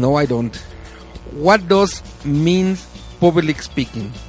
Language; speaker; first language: English; non-native, learner; Spanish